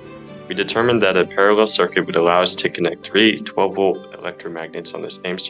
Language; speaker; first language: English; native; English